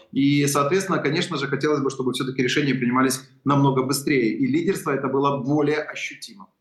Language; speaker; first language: Russian; non-native, local second language; Ukrainian